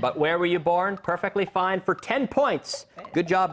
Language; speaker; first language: English; native; English